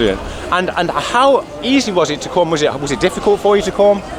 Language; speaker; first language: English; native; English